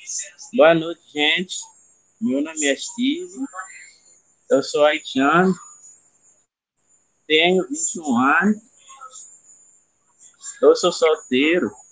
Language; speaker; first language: Portuguese; non-native, learner; Haitian Creole